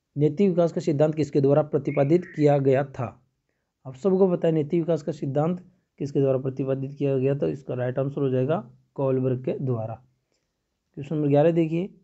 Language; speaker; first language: Hindi; native; Hindi